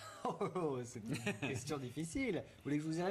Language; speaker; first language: French; native; French